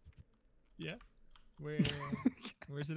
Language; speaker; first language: English; native; English